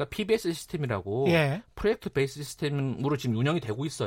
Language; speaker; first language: Korean; native; Korean